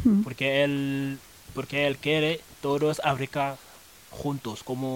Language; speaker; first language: Spanish; non-native, learner; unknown